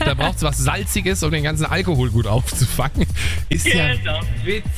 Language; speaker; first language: German; native; German